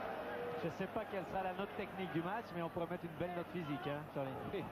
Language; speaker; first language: French; native; French